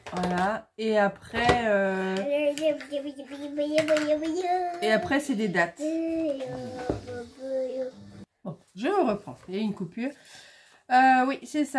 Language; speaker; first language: French; native; French